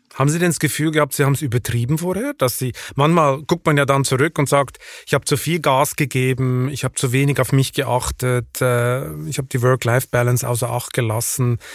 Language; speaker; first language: German; native; German